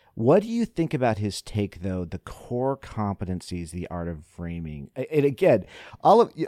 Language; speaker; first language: English; native; English